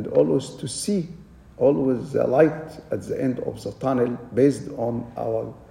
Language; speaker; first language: English; non-native, fluent; Arabic